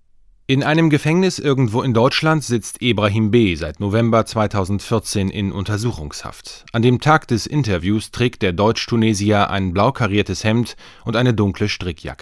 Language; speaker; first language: German; native; German